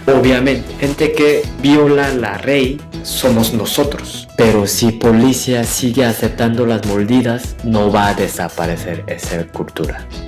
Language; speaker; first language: Spanish; non-native, fluent; Korean